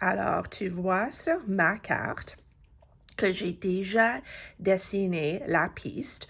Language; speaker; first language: French; non-native, fluent; English